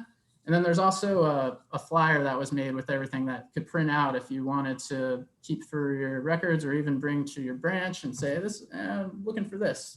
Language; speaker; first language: English; native; English